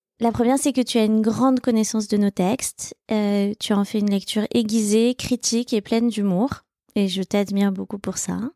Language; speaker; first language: French; native; French